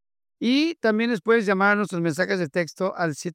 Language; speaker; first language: Spanish; native; Spanish